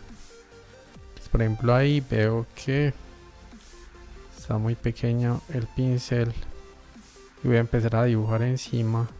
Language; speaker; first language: Spanish; native; Spanish